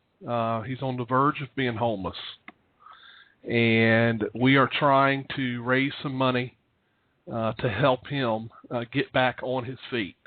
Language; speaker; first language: English; native; English